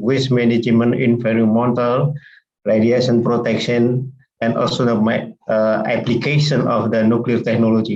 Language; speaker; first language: English; non-native, fluent; Indonesian